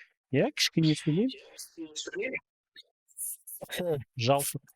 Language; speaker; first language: Kazakh; non-native, learner; Russian